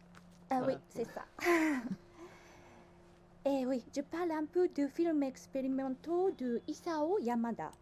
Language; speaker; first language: French; non-native, learner; Japanese